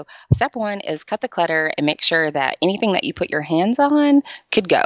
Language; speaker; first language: English; native; English